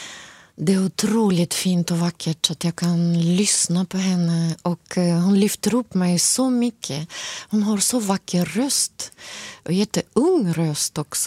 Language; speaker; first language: Swedish; non-native, fluent; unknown